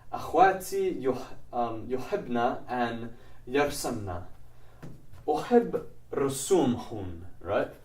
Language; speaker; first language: Arabic; non-native, fluent; English